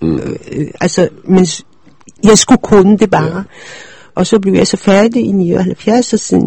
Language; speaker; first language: Danish; early bilingual, other home language; Polish